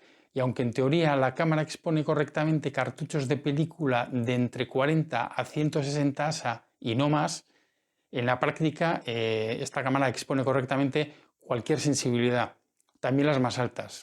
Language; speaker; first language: Spanish; native; Spanish